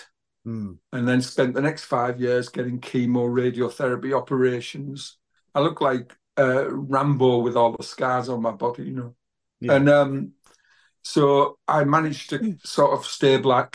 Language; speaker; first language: English; native; English